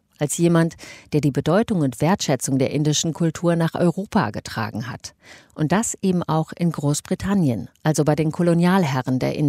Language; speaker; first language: German; native; German